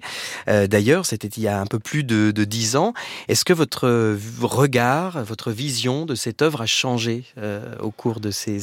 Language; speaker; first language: French; native; French